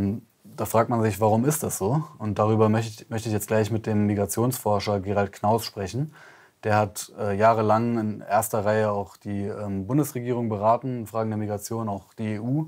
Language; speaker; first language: German; native; German